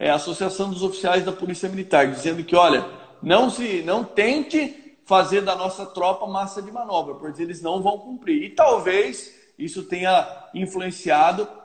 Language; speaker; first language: Portuguese; native; Portuguese